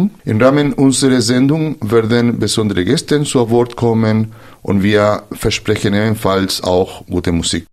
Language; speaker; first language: German; non-native, fluent; Spanish